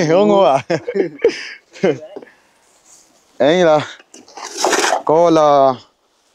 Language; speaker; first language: Vietnamese; non-native, learner; Portuguese